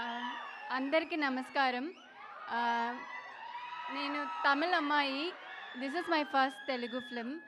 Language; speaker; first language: Telugu; non-native, learner; Tamil